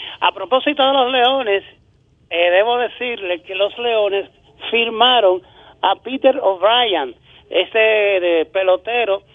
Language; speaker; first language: Spanish; native; Spanish